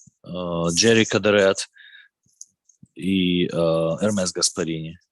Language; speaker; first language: Russian; native; Russian